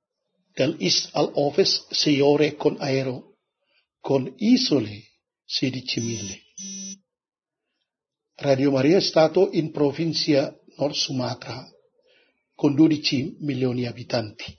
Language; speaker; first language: Italian; non-native, learner; Indonesian